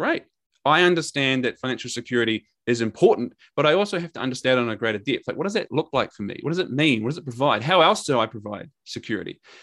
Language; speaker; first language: English; native; English